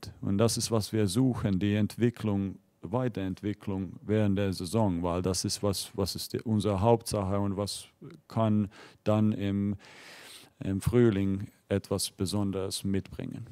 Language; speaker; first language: German; non-native, fluent; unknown